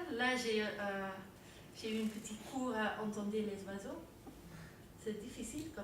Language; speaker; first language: French; non-native, local second language; Dutch